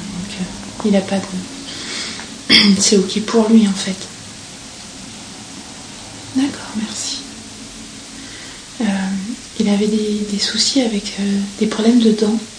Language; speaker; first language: French; native; French